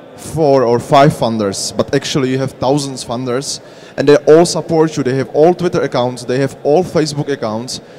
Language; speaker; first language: English; non-native, fluent; Czech